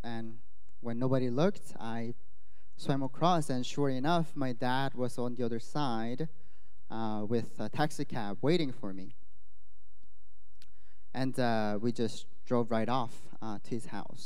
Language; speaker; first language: English; non-native, fluent; Korean